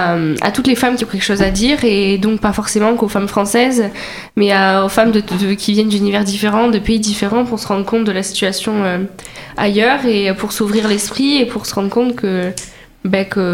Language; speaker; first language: French; native; French